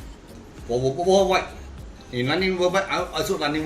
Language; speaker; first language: English; non-native, local second language; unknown